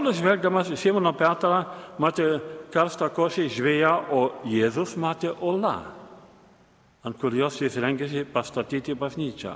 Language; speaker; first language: Lithuanian; native; Lithuanian